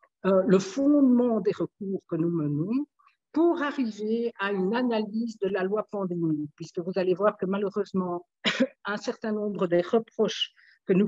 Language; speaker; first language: French; native; French